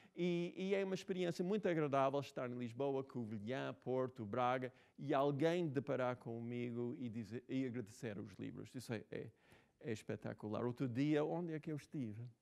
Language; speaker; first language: Portuguese; non-native, fluent; English